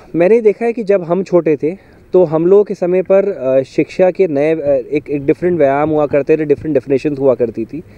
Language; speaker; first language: Hindi; native; Hindi